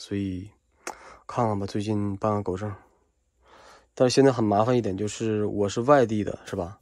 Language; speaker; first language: Chinese; native; Chinese